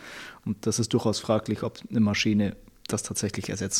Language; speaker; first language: German; native; German